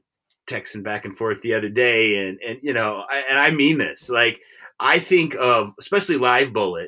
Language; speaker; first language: English; native; English